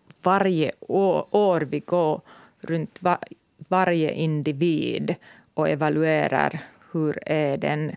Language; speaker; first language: Swedish; non-native, local second language; Finnish